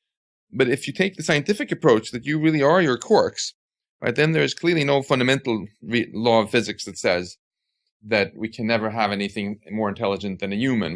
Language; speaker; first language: English; non-native, fluent; Swedish